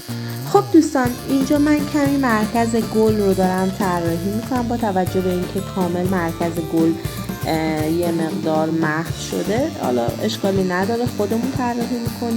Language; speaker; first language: Persian; native; Persian